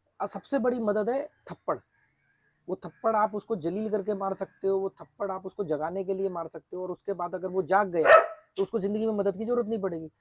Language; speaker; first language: Hindi; native; Hindi